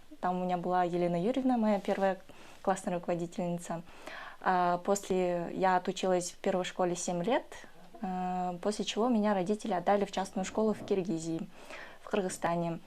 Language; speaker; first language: Russian; early bilingual, other home language; Kyrgyz